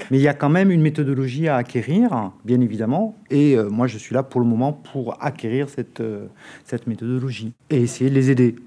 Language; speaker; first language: French; native; French